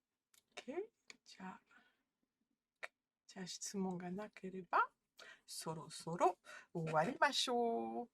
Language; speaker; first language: Japanese; non-native, fluent; French